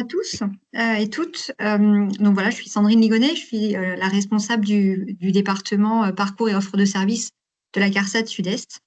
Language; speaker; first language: French; native; French